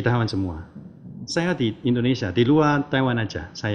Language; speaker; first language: Indonesian; non-native, learner; Chinese